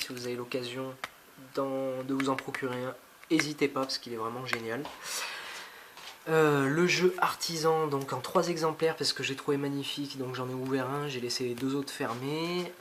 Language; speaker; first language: French; native; French